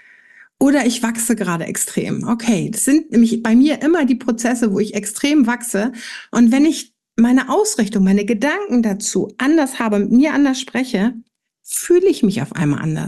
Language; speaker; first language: German; native; German